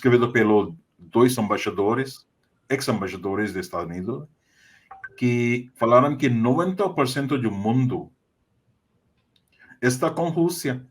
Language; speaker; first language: Portuguese; non-native, fluent; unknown